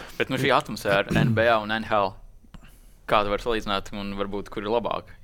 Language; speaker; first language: Latvian; native; Latvian